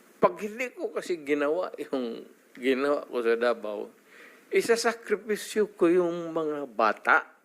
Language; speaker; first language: Filipino; non-native, local second language; Cebuano